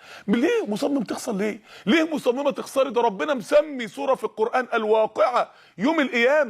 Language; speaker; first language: Arabic; native; Arabic